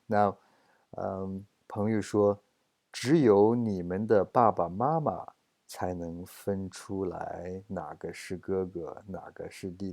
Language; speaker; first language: Chinese; non-native, fluent; English